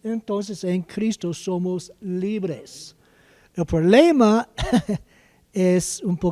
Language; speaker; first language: Spanish; non-native, learner; English